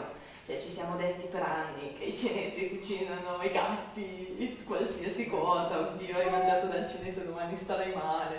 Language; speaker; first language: Italian; native; Italian